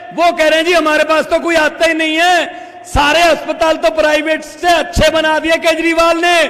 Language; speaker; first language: Hindi; native; Hindi